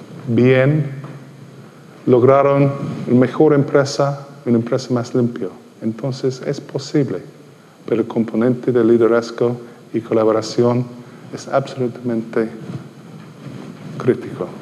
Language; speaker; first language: Spanish; non-native, fluent; English